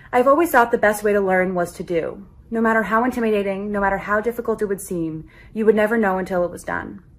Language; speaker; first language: English; native; English